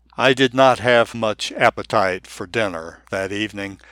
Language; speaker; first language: English; non-native, fluent; Japanese